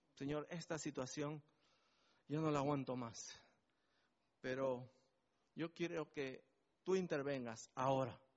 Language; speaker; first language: Spanish; native; Spanish